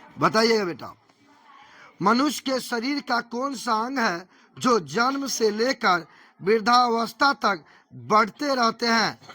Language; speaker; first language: Hindi; native; Hindi